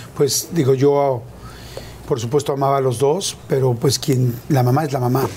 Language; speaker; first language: Spanish; native; Spanish